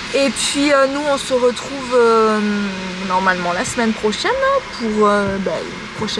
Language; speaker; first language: French; native; French